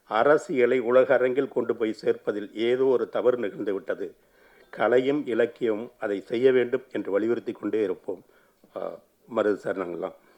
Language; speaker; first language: Tamil; native; Tamil